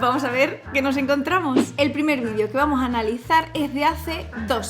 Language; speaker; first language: Spanish; native; Spanish